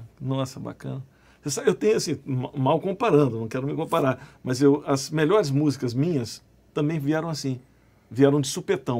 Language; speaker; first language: Portuguese; native; Portuguese